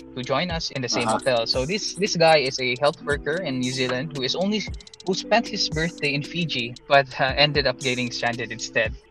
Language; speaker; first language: English; non-native, local second language; Cebuano